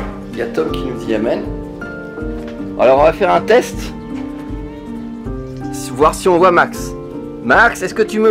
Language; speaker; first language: French; native; French